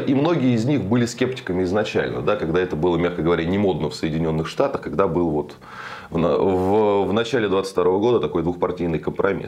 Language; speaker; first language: Russian; native; Russian